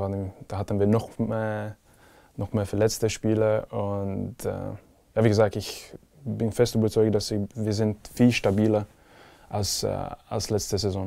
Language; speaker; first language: German; non-native, fluent; Czech